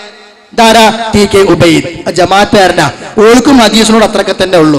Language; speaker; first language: Malayalam; native; Malayalam